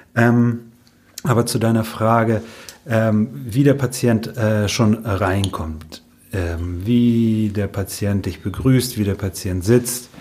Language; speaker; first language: German; early bilingual, other home language; Russian